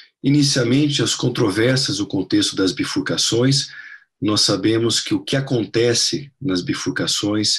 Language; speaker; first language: Portuguese; non-native, fluent; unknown